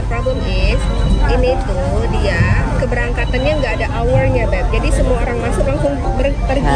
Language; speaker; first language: Indonesian; native; Indonesian